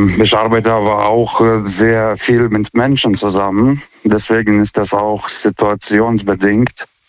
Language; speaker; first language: German; non-native, fluent; Lithuanian